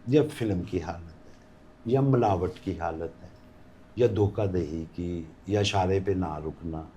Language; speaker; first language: Urdu; non-native, local second language; Punjabi